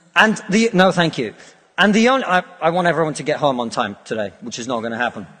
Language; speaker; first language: English; non-native, fluent; Russian